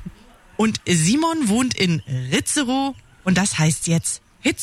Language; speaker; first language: German; native; German